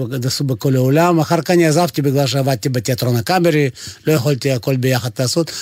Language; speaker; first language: Hebrew; non-native, fluent; Russian